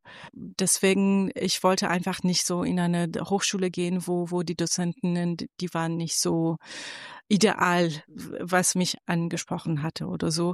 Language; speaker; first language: German; non-native, fluent; Persian